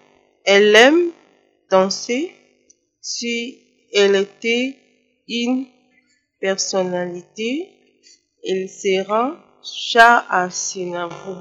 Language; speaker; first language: French; non-native, learner; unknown